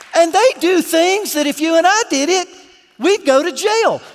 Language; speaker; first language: English; native; English